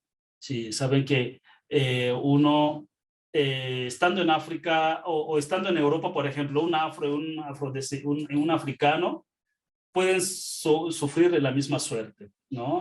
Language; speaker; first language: Spanish; non-native, fluent; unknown